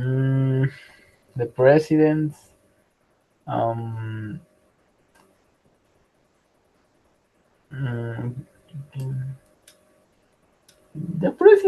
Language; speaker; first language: English; non-native, learner; Spanish